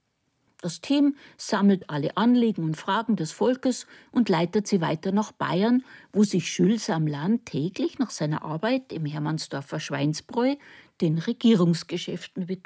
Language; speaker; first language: German; native; German